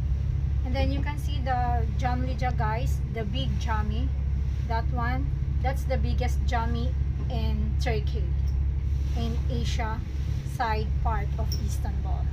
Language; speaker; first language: English; non-native, local second language; Filipino